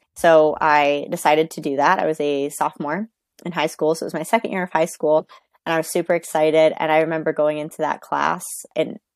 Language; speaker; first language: English; native; English